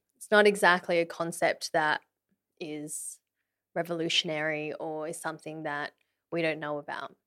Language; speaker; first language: English; early bilingual, other home language; Vietnamese